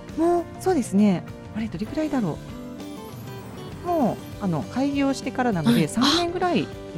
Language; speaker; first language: Japanese; native; Japanese